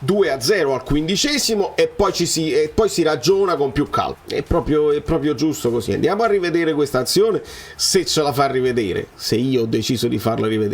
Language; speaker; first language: Italian; native; Italian